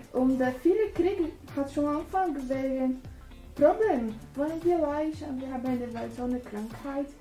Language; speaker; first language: German; non-native, learner; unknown